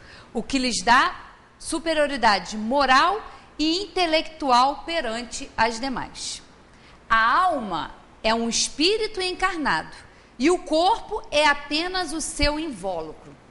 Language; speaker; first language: Portuguese; native; Portuguese